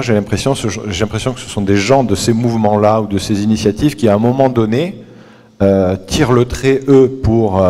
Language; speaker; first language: French; native; French